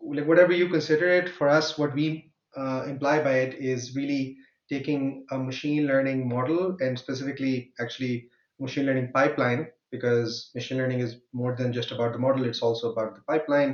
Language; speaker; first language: English; non-native, local second language; Urdu